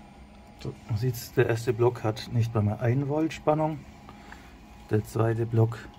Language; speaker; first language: German; native; German